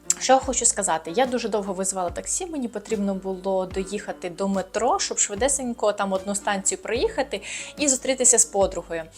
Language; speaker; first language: Ukrainian; non-native, local second language; Russian